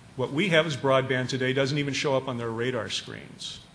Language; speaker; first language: English; native; English